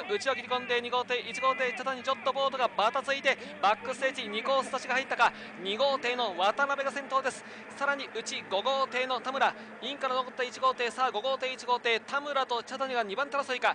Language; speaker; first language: Japanese; native; Japanese